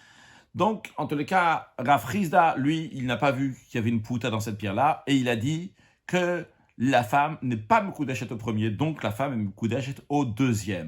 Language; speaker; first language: French; native; French